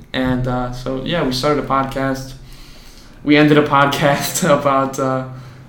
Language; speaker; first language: English; native; English